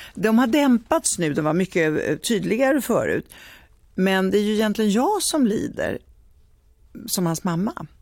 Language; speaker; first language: Swedish; early bilingual, other home language; Italian